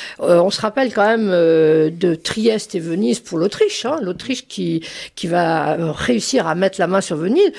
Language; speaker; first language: French; native; French